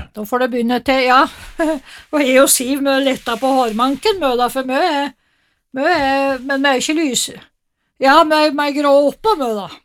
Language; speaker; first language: Norwegian; native; Norwegian